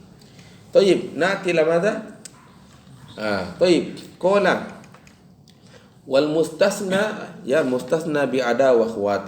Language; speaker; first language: Arabic; non-native, fluent; Indonesian